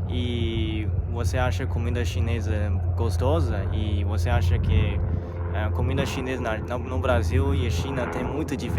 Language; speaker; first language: Portuguese; non-native, learner; Chinese